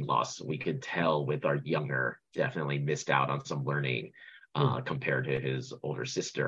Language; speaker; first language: English; early bilingual, other home language; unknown